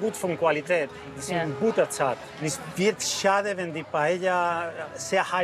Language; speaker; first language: German; non-native, learner; Spanish